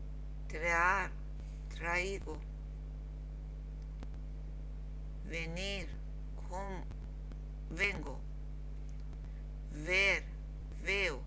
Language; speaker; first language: Spanish; non-native, learner; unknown